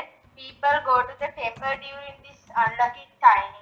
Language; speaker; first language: English; non-native, learner; Sinhala